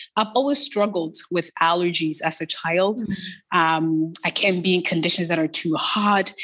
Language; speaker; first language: English; early bilingual, other home language; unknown